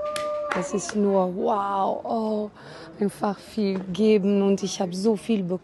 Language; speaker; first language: German; non-native, fluent; French